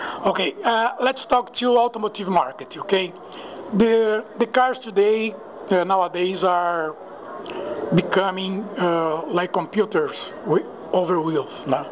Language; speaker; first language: English; non-native, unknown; Portuguese